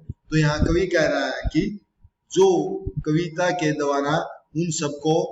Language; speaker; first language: Hindi; native; Hindi